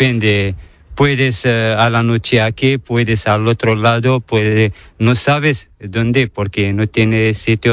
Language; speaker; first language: Spanish; non-native, learner; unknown